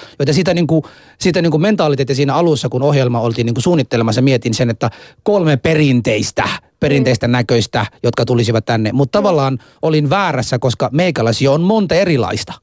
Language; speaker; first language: Finnish; non-native, fluent; Somali